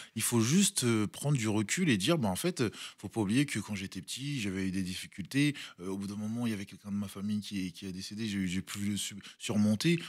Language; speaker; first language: French; early bilingual, other home language; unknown